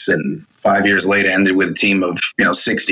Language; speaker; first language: English; native; English